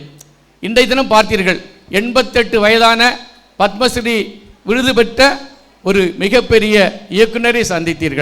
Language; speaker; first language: Tamil; native; Tamil